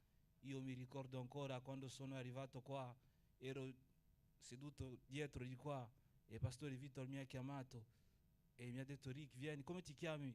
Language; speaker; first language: Italian; non-native, fluent; Portuguese